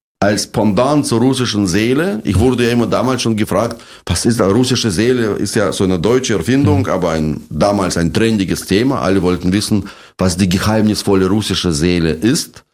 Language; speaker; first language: German; non-native, fluent; Russian